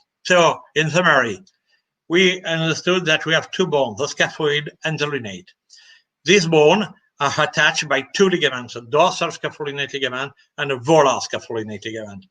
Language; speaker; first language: English; non-native, fluent; French